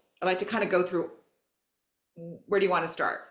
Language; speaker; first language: English; native; English